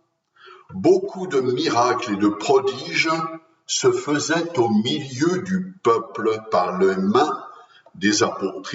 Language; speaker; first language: French; native; French